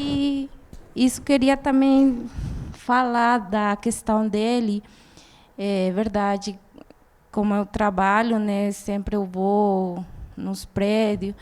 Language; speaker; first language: Portuguese; non-native, fluent; Guarani